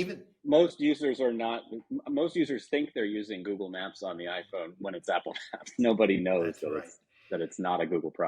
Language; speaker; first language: English; native; English